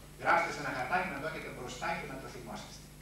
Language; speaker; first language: Greek; native; Greek